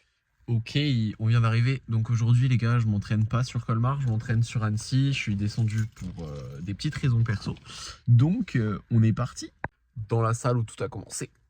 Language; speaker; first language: French; native; French